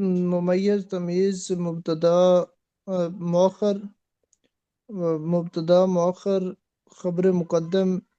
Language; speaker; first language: Arabic; non-native, learner; Urdu